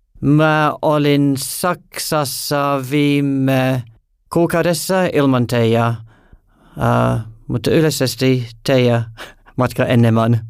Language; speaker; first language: Finnish; non-native, learner; English